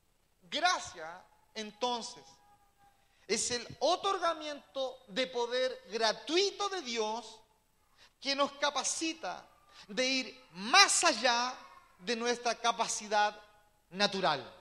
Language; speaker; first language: Spanish; native; Spanish